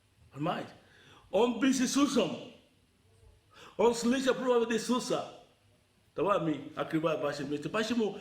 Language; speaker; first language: Russian; non-native, learner; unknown